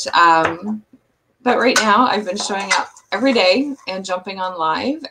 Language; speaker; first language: English; native; English